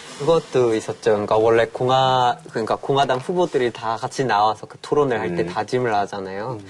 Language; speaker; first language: Korean; non-native, fluent; English